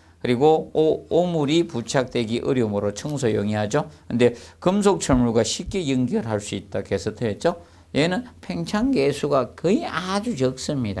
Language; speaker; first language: Korean; native; Korean